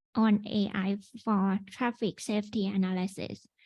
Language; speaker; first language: English; non-native, fluent; Thai